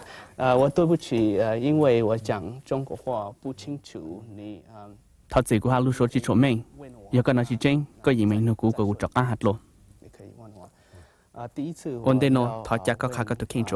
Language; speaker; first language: Chinese; non-native, learner; Hmong